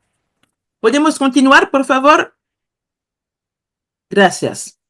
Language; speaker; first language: Spanish; non-native, fluent; Kongo